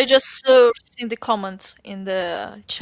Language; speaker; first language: English; non-native, fluent; Ukrainian